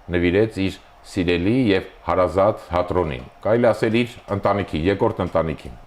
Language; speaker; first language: Armenian; native; Armenian